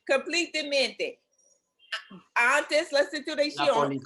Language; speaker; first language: Spanish; non-native, learner; English